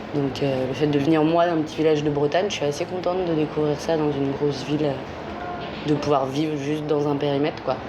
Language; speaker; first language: French; native; French